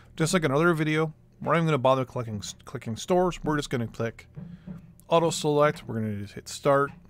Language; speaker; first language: English; native; English